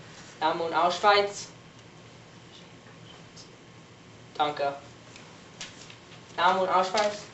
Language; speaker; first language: German; non-native, learner; English